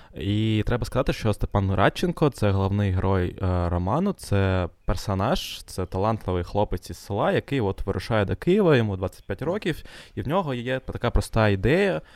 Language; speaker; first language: Ukrainian; non-native, local second language; Russian